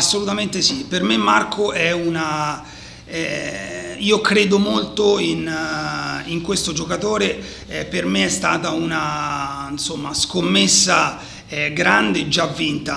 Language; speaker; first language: Italian; native; Italian